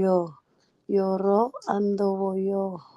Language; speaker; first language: Korean; non-native, learner; Indonesian